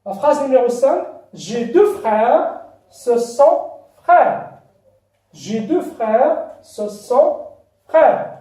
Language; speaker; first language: French; non-native, local second language; Arabic